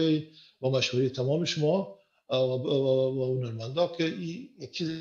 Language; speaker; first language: Persian; native; Persian